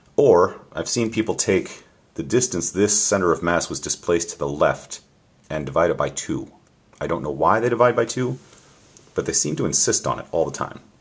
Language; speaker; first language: English; native; English